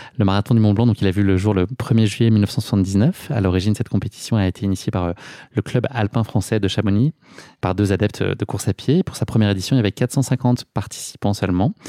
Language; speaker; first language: French; native; French